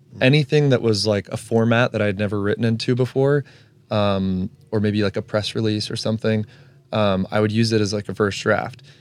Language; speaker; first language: English; native; English